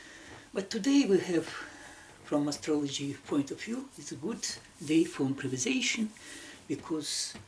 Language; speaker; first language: English; non-native, learner; Russian